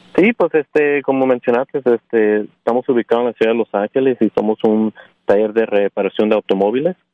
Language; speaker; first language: Spanish; early bilingual, heritage; Spanish